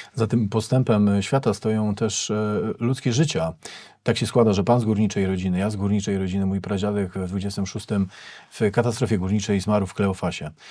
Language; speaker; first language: Polish; native; Polish